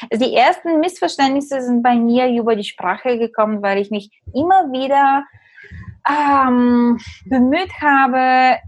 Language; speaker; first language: German; non-native, fluent; Bulgarian